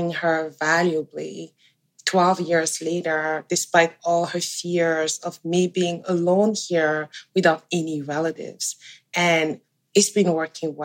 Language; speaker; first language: English; non-native, local second language; French